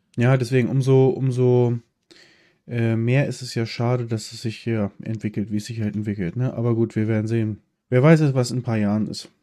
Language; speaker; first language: German; early bilingual, other home language; Polish